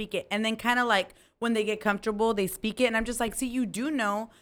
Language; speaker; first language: English; early bilingual, other home language; Spanish